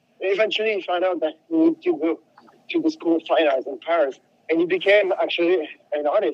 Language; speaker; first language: English; non-native, fluent; French